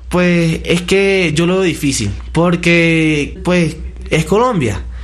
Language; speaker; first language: Spanish; native; Spanish